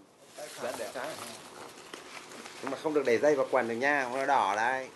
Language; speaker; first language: Vietnamese; native; Vietnamese